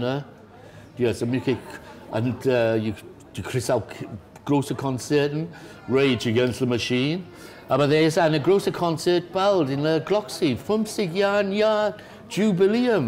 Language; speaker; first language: German; non-native, learner; English